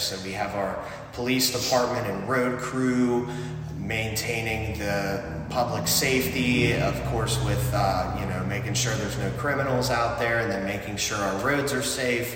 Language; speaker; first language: English; native; English